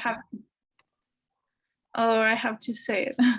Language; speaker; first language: English; non-native, fluent; Spanish